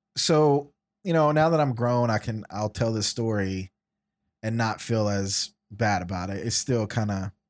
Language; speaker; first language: English; native; English